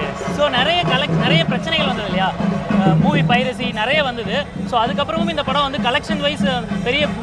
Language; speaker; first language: Tamil; native; Tamil